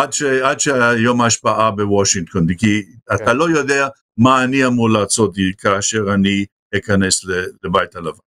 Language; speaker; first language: Hebrew; non-native, fluent; English